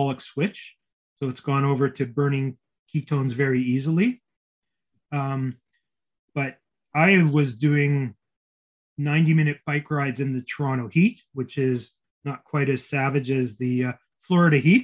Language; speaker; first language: English; native; English